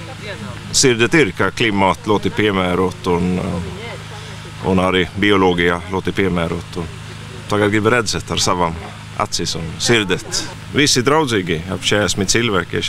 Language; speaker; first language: Latvian; non-native, learner; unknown